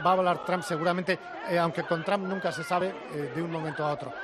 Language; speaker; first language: Spanish; native; Spanish